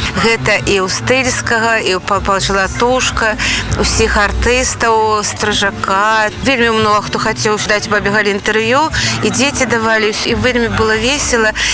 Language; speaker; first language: Belarusian; non-native, local second language; Russian